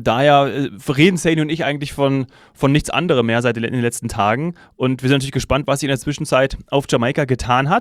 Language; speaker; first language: German; native; German